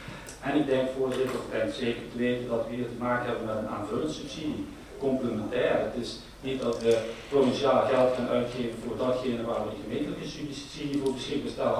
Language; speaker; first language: Dutch; native; Dutch